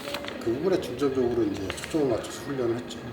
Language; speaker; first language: Korean; native; Korean